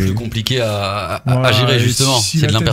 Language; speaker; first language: French; native; French